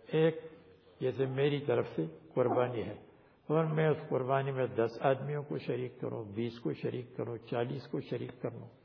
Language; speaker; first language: Urdu; native; Urdu